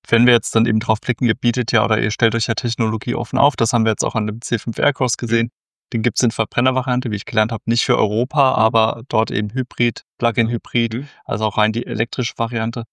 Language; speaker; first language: German; native; German